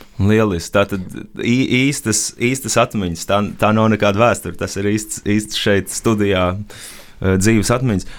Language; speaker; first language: Latvian; native; Latvian